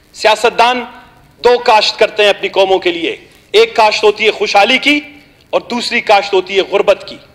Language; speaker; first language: Urdu; non-native, local second language; Baluchi